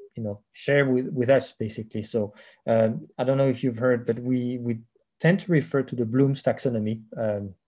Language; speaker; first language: English; non-native, fluent; French